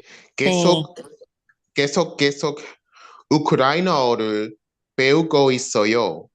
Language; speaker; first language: Korean; non-native, learner; English